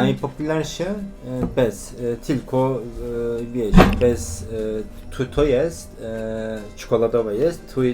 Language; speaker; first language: Polish; non-native, learner; Turkish